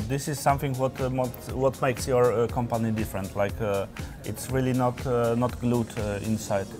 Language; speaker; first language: English; non-native, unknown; Polish